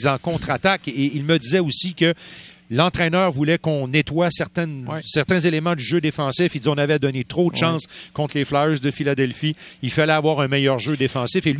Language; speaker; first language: French; native; French